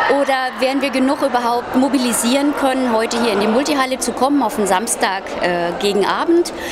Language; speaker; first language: German; native; German